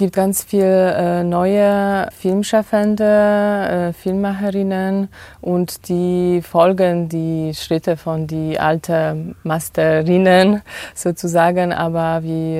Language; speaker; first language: German; non-native, fluent; Polish